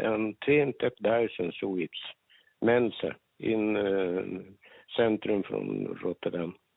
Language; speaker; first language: Dutch; non-native, fluent; Swedish